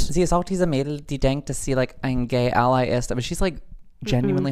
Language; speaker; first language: German; non-native, fluent; English